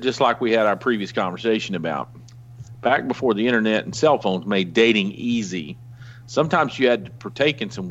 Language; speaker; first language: English; native; English